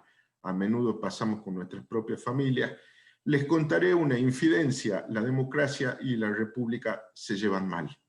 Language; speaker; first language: Spanish; native; Spanish